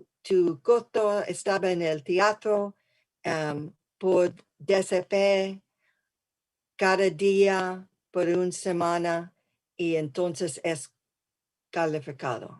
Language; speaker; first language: Spanish; early bilingual, heritage; English